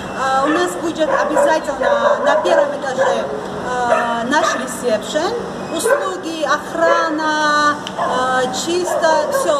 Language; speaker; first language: Russian; non-native, learner; Georgian